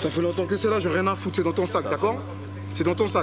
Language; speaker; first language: French; native; French